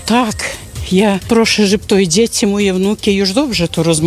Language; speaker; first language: Polish; early bilingual, heritage; Polish